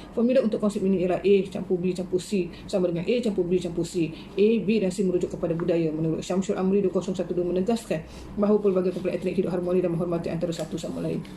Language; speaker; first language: Malay; native; Malay